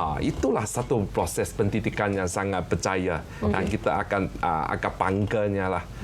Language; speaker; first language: Malay; non-native, local second language; Chinese